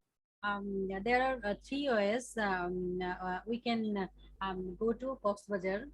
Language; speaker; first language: English; non-native, learner; Bangla